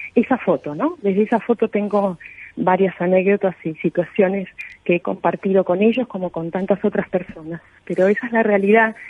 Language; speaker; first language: Spanish; native; Spanish